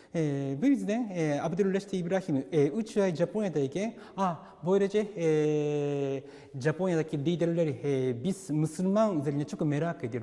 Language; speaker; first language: Turkish; non-native, fluent; Japanese